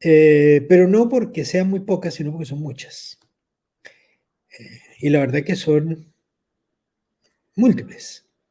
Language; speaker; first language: Spanish; native; Spanish